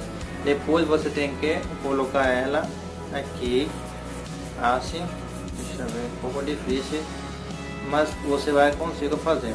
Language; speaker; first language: Portuguese; non-native, learner; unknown